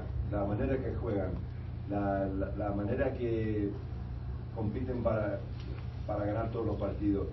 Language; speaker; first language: Spanish; early bilingual, heritage; Spanish